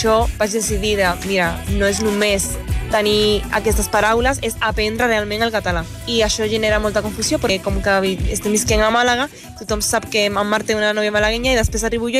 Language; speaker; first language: Catalan; non-native, local second language; Spanish